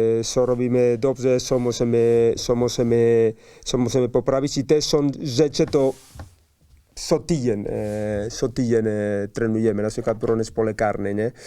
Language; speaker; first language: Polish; non-native, learner; Spanish